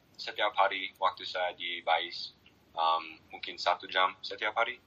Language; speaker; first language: Indonesian; non-native, learner; English